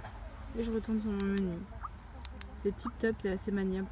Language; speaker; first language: French; native; French